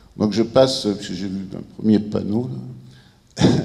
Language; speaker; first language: French; native; French